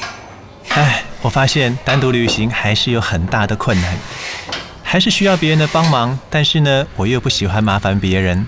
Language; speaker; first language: Chinese; native; Chinese